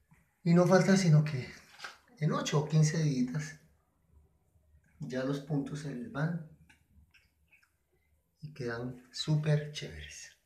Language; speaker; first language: Spanish; native; Spanish